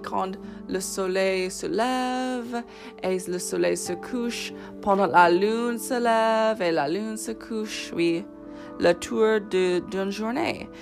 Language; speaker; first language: French; non-native, fluent; English